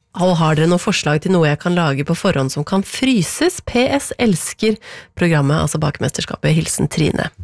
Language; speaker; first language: Norwegian; native; Norwegian